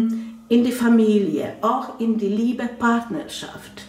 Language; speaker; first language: German; non-native, fluent; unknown